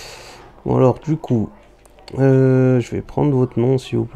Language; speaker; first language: French; native; French